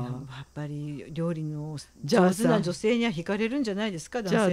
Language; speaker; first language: Japanese; native; Japanese